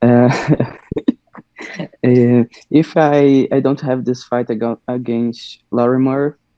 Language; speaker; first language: English; non-native, learner; Portuguese